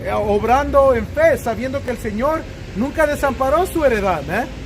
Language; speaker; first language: Spanish; early bilingual, other home language; English